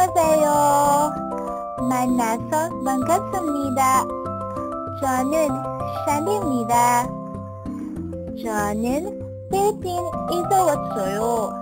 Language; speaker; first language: Korean; non-native, learner; Filipino